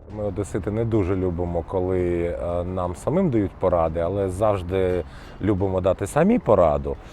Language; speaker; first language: Ukrainian; non-native, local second language; Russian